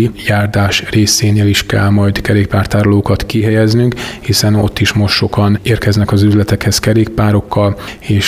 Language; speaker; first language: Hungarian; native; Hungarian